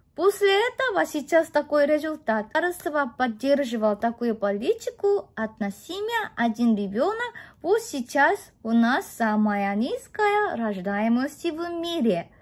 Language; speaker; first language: Russian; non-native, fluent; Korean